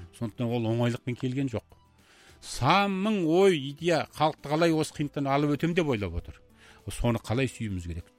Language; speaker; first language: Kazakh; early bilingual, heritage; Kazakh